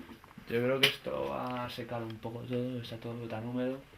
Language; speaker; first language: Spanish; native; Spanish